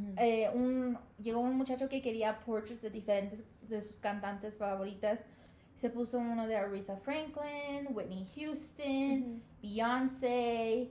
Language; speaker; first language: Spanish; early bilingual, heritage; Spanish